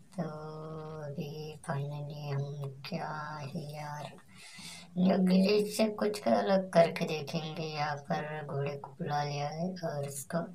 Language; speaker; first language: Hindi; non-native, local second language; Marathi